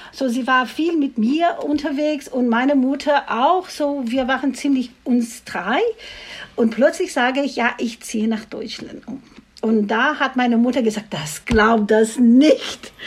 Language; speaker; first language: German; non-native, fluent; Portuguese